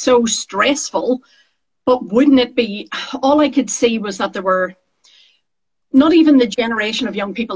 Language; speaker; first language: English; native; English